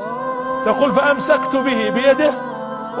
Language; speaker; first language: Arabic; native; Arabic